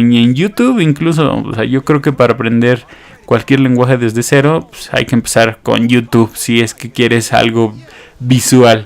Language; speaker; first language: Spanish; native; Spanish